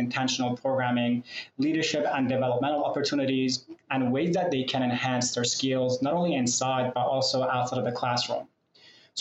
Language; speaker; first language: English; non-native, fluent; Persian